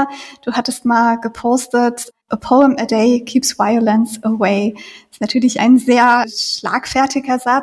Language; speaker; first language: German; native; German